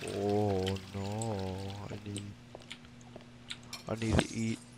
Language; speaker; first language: English; native; English